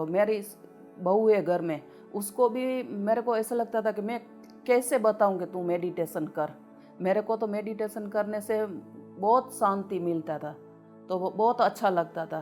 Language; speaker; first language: Hindi; non-native, local second language; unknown